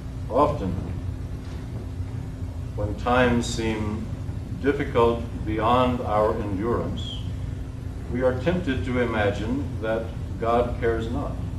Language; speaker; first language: English; native; English